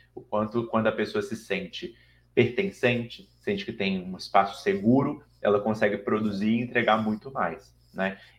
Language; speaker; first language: Portuguese; native; Portuguese